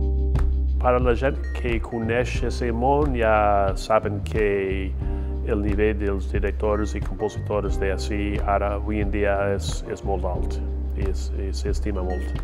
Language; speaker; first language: Catalan; non-native, fluent; English